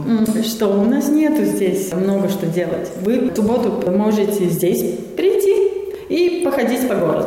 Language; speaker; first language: Russian; non-native, local second language; Latvian